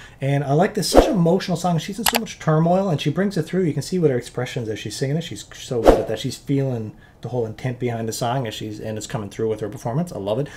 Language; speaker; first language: English; native; English